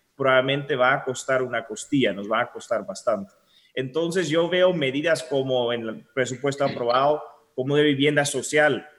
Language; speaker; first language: Spanish; non-native, fluent; Dutch